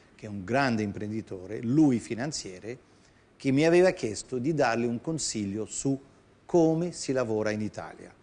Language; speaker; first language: Italian; non-native, fluent; Arabic